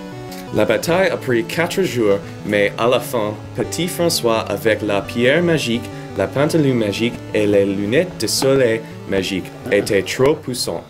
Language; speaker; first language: French; non-native, learner; English